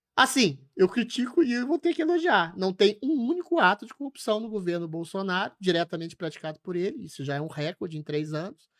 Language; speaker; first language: Portuguese; native; Portuguese